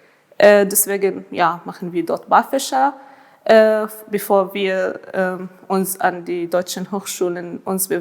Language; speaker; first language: German; non-native, fluent; Arabic